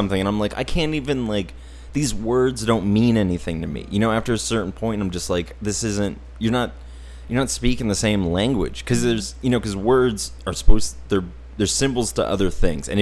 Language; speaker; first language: English; native; English